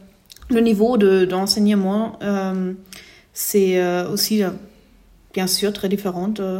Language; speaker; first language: French; non-native, fluent; German